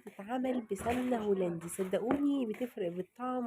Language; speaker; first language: Arabic; native; Arabic